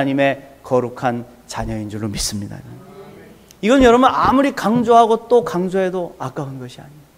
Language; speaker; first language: Korean; native; Korean